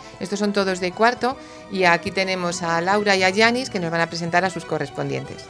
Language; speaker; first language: Spanish; native; Spanish